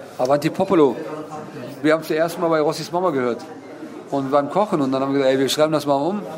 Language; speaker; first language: German; early bilingual, other home language; Turkish